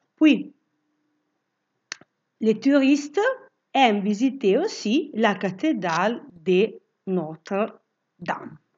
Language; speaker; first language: French; non-native, fluent; Italian